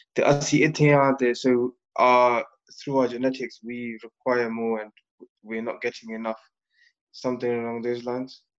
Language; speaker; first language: Punjabi; early bilingual, heritage; Punjabi